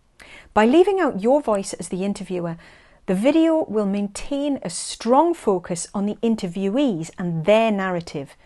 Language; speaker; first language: English; native; English